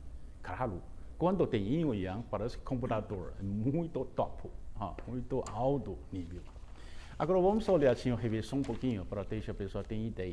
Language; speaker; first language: Portuguese; non-native, fluent; Chinese